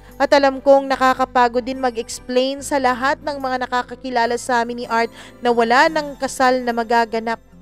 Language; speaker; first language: Filipino; non-native, local second language; Cebuano